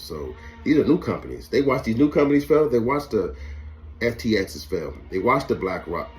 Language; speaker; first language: English; native; English